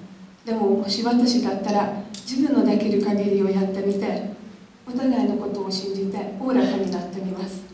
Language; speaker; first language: Japanese; non-native, learner; Hungarian